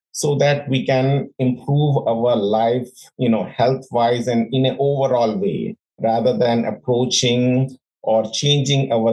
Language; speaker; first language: English; non-native, local second language; Hindi